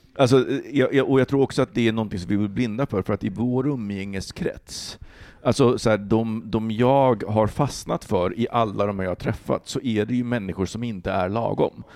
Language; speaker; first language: Swedish; early bilingual, other home language; Polish